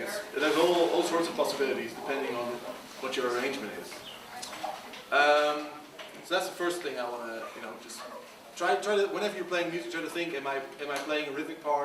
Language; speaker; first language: English; non-native, fluent; Dutch